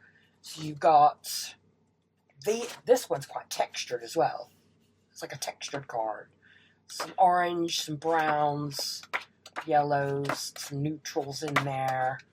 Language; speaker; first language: English; native; English